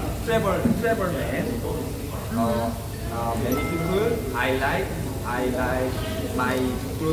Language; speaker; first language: English; non-native, learner; Korean